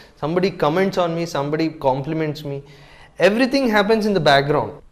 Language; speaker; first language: English; non-native, local second language; Telugu